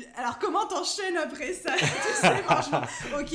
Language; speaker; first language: French; native; French